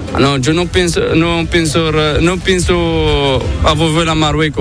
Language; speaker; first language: Spanish; non-native, learner; Arabic